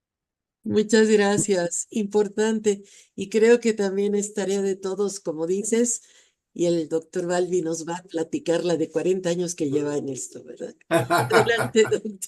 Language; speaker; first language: Spanish; native; Spanish